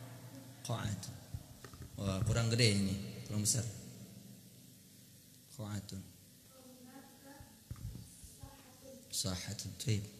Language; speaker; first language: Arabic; non-native, fluent; Indonesian